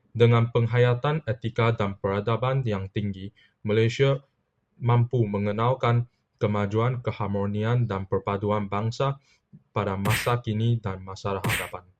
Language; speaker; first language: Malay; non-native, local second language; Chinese